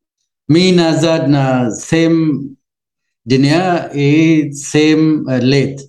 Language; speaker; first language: Russian; non-native, learner; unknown